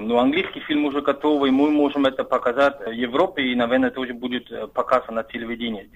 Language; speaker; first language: Russian; non-native, fluent; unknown